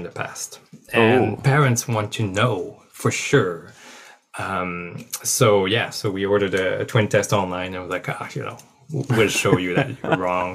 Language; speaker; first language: English; non-native, fluent; French